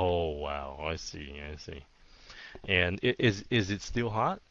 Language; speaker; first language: English; early bilingual, heritage; Vietnamese